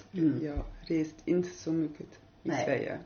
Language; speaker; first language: Swedish; non-native, learner; German